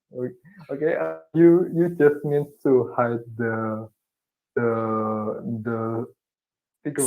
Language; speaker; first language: English; non-native, learner; Indonesian